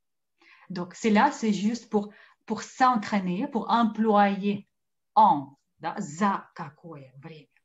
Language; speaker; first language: French; non-native, fluent; Russian